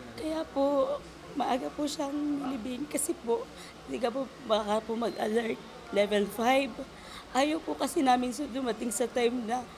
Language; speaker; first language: Filipino; native; Filipino